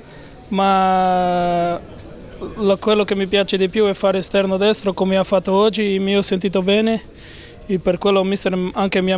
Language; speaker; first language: Italian; non-native, fluent; Portuguese